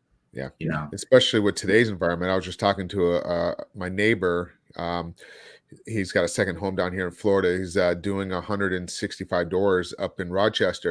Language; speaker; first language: English; native; English